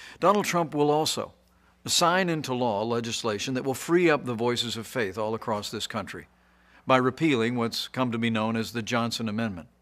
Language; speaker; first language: English; native; English